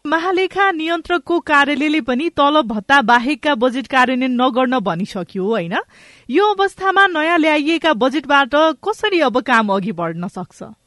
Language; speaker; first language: Nepali; non-native, local second language; Maithili